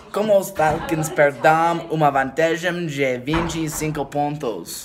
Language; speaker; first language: Portuguese; non-native, learner; English